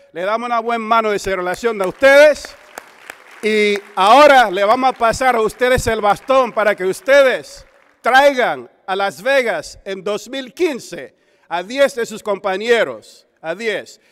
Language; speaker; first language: Spanish; native; Spanish